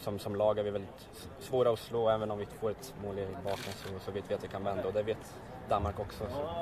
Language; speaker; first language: Swedish; native; Swedish